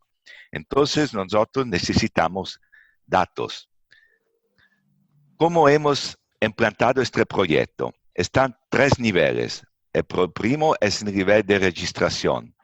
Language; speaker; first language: Spanish; non-native, fluent; Italian